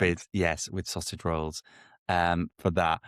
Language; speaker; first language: English; native; English